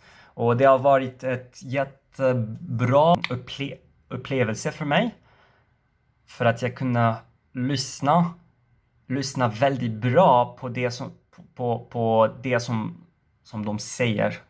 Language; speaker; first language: Swedish; non-native, learner; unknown